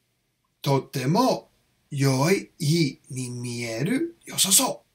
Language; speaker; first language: Japanese; non-native, learner; English